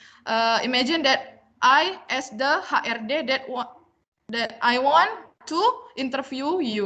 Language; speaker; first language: English; non-native, learner; Indonesian